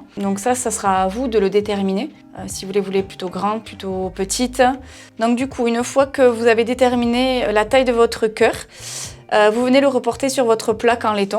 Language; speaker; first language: French; native; French